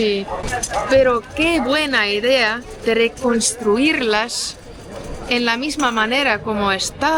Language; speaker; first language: Spanish; non-native, fluent; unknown